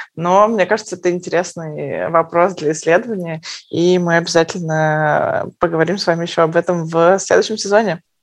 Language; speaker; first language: Russian; native; Russian